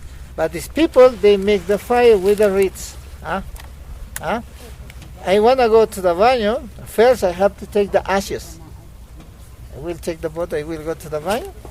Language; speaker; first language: English; non-native, learner; Spanish